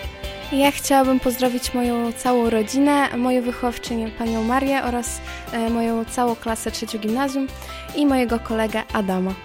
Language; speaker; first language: Polish; native; Polish